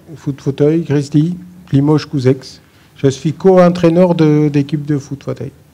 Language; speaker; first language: French; non-native, fluent; Armenian